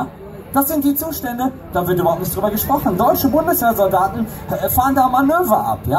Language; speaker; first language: German; native; German